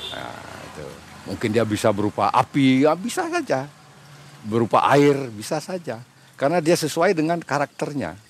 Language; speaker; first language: Indonesian; non-native, local second language; Balinese